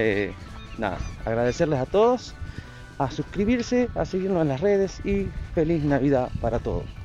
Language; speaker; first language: Spanish; native; Spanish